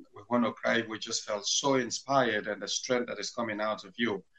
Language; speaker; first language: English; non-native, local second language; Krio